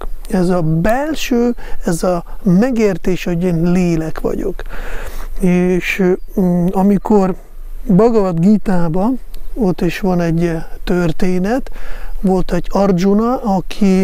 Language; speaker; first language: Hungarian; non-native, fluent; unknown